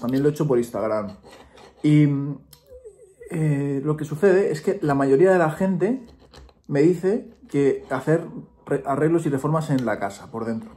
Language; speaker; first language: Spanish; native; Spanish